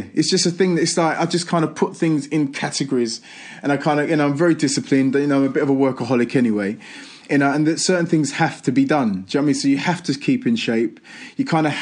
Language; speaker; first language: English; native; English